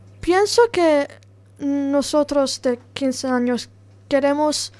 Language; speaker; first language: Spanish; non-native, learner; Italian